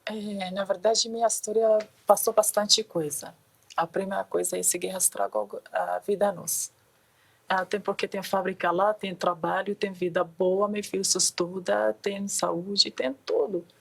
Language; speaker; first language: Portuguese; non-native, learner; Arabic